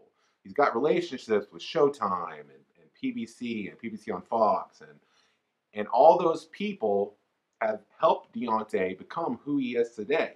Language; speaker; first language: English; native; English